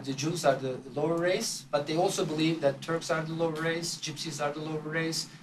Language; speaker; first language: English; non-native, fluent; Turkish